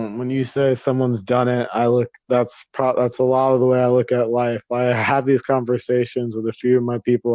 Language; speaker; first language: English; native; English